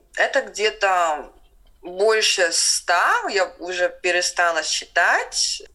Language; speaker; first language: Russian; non-native, local second language; Latvian